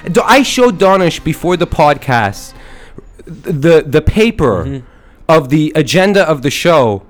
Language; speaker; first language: English; early bilingual, other home language; Persian